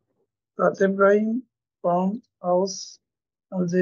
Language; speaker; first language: German; non-native, learner; Bangla